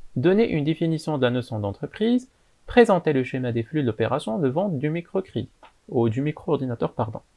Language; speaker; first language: French; non-native, local second language; Arabic